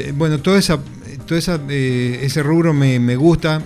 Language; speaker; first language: Spanish; native; Spanish